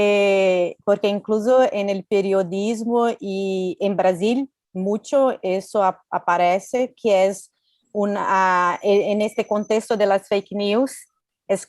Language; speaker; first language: Spanish; non-native, fluent; Portuguese